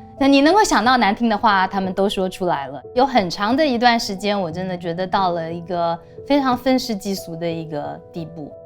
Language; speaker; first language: Chinese; native; Chinese